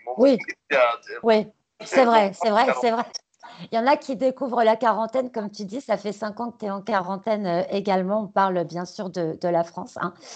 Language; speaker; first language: French; native; French